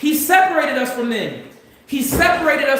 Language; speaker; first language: English; native; English